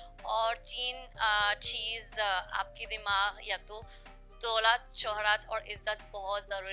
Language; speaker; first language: Hindi; non-native, learner; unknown